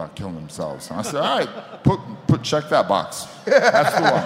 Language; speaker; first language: English; native; English